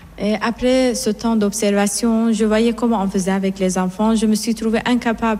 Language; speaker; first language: French; non-native, fluent; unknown